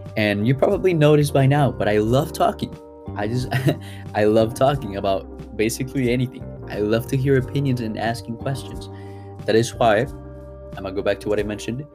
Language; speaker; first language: English; early bilingual, other home language; Spanish